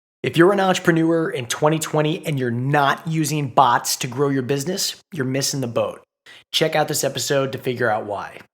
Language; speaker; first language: English; native; English